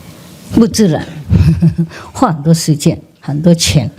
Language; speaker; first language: Chinese; non-native, fluent; Vietnamese